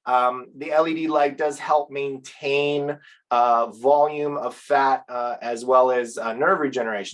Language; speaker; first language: English; native; English